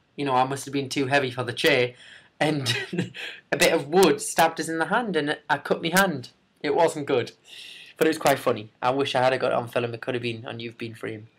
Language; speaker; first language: English; native; English